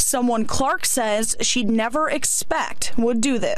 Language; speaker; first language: English; native; English